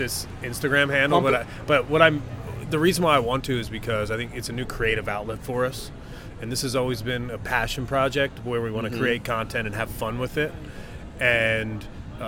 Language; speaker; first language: English; native; English